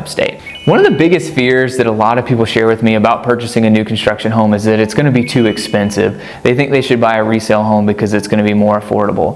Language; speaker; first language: English; native; English